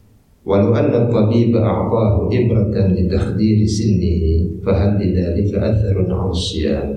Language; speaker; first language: Arabic; non-native, fluent; Indonesian